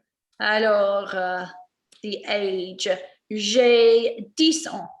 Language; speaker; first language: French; non-native, fluent; English